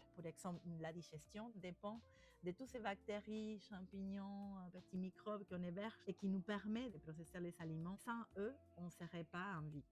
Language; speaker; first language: French; non-native, fluent; Spanish